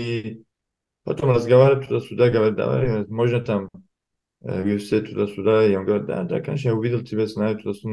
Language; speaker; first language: Russian; early bilingual, heritage; Kumyk